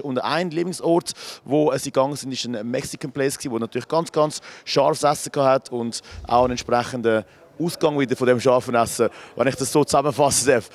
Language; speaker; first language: German; native; German